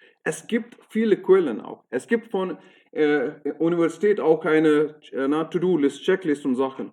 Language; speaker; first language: German; non-native, fluent; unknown